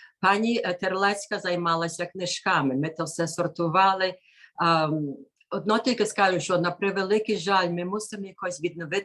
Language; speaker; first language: Ukrainian; early bilingual, heritage; Ukrainian